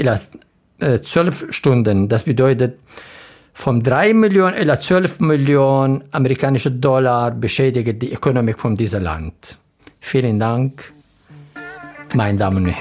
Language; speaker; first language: German; non-native, learner; Arabic